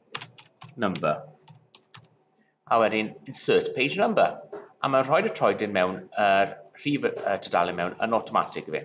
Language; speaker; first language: Welsh; non-native, local second language; English